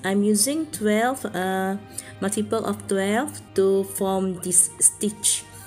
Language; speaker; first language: English; non-native, local second language; Malay